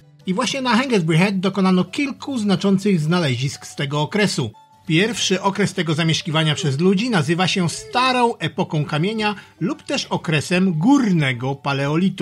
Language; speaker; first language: Polish; native; Polish